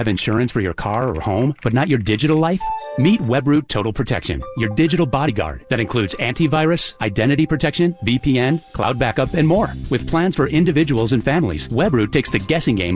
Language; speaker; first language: English; native; English